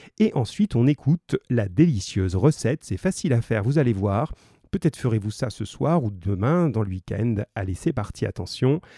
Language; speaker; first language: French; native; French